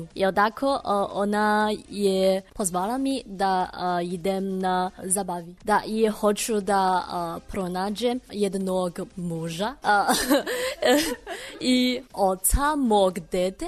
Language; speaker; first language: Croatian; non-native, learner; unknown